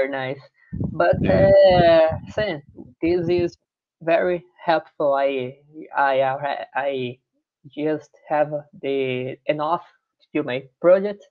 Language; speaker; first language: English; non-native, learner; Portuguese